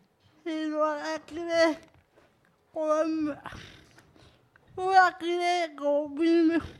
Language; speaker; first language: Spanish; non-native, learner; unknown